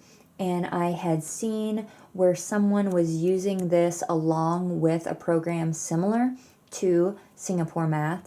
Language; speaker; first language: English; native; English